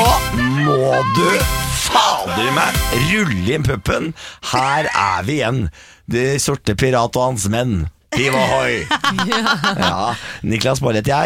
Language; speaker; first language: Norwegian; native; Norwegian